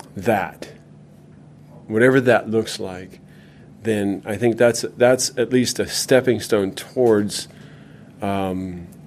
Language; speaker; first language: English; native; English